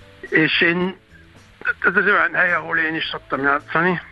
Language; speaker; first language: Hungarian; non-native, fluent; German